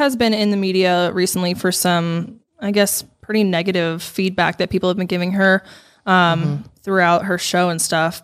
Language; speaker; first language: English; native; English